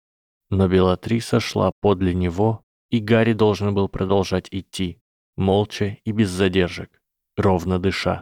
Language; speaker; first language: Russian; native; Russian